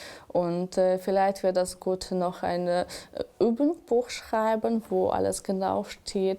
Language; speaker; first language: German; non-native, learner; Ukrainian